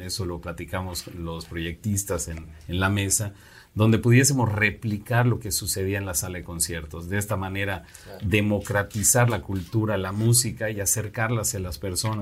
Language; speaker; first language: Spanish; native; Spanish